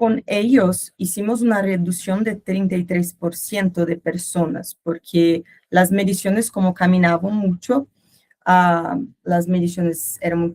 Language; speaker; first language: Spanish; non-native, learner; Portuguese